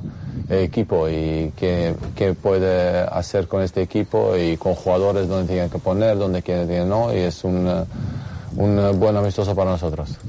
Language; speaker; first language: Spanish; non-native, fluent; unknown